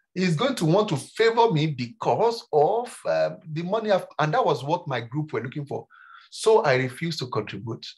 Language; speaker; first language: English; non-native, local second language; Yoruba